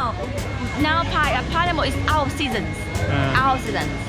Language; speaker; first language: English; non-native, learner; Vietnamese